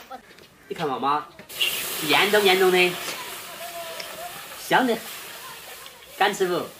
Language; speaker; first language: Chinese; native; Chinese